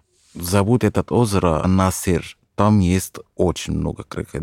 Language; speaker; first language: Russian; non-native, fluent; Arabic